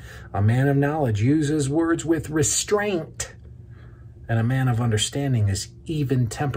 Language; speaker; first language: English; native; English